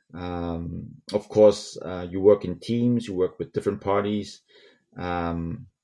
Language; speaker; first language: English; non-native, local second language; Cantonese